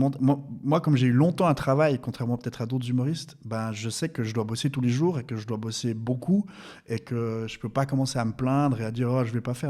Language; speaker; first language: French; native; French